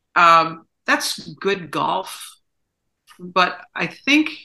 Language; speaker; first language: English; native; English